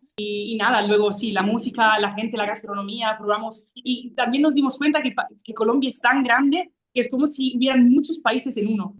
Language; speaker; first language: Spanish; non-native, fluent; Italian